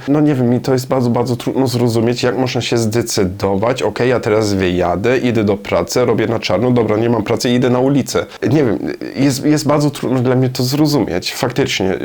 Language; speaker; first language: Polish; non-native, learner; German